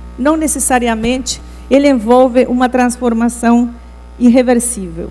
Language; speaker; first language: Portuguese; non-native, fluent; Spanish